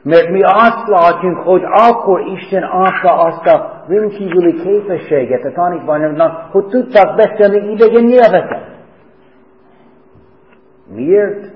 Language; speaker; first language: Hungarian; non-native, fluent; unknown